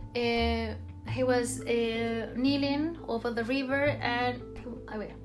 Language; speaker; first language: English; non-native, fluent; Spanish